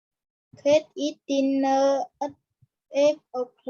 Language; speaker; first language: English; non-native, learner; Vietnamese